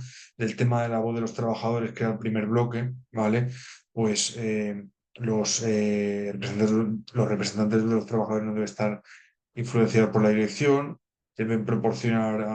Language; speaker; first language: Spanish; native; Spanish